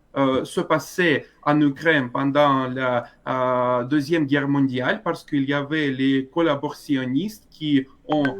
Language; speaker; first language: French; non-native, fluent; Russian